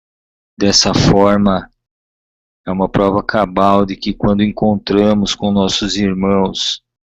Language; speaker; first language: Portuguese; native; Portuguese